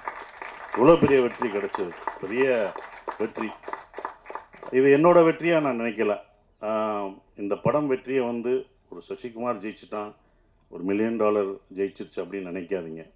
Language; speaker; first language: Tamil; native; Tamil